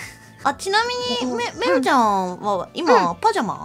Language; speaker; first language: Japanese; native; Japanese